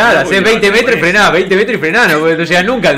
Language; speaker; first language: Spanish; native; Spanish